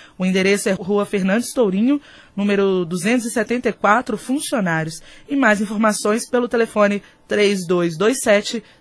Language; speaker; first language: Portuguese; native; Portuguese